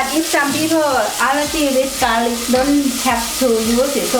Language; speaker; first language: English; non-native, learner; Thai